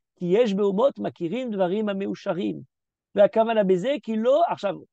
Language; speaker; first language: Hebrew; early bilingual, heritage; French